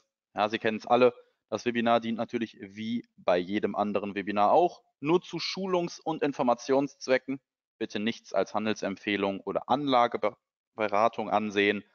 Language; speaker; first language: German; native; German